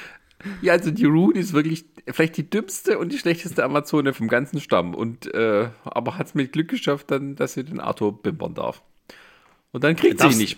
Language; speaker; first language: German; native; German